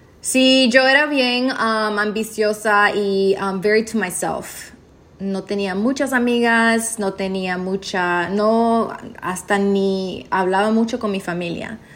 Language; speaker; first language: Spanish; early bilingual, heritage; Spanish